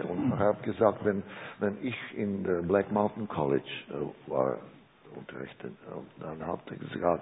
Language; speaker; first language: German; non-native, learner; Czech